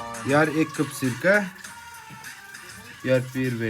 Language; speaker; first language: Hindi; non-native, local second language; Persian